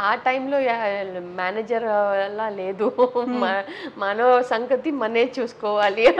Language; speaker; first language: Telugu; non-native, local second language; Tamil